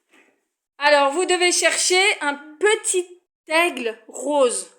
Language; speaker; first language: French; native; French